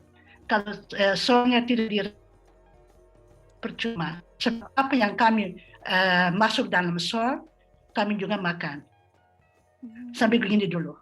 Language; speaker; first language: Indonesian; non-native, fluent; Dutch